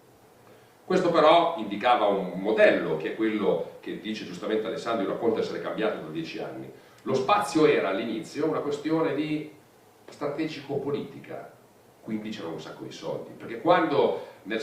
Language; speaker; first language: Italian; native; Italian